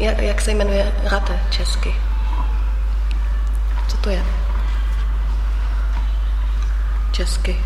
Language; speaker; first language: Czech; non-native, fluent; German